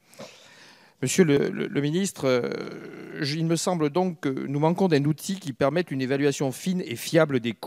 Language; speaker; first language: French; native; French